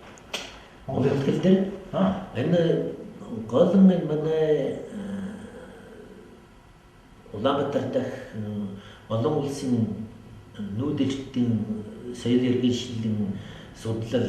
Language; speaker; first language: Mongolian; non-native, fluent; French